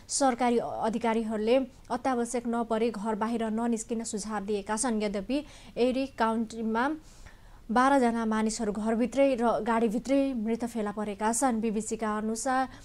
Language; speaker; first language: Nepali; non-native, local second language; Maithili